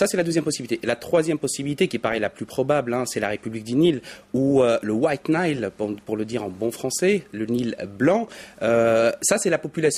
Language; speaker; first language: French; native; French